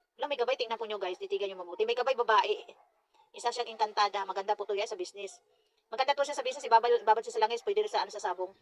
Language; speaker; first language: Filipino; non-native, local second language; Cebuano